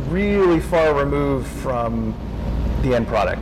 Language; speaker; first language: English; native; English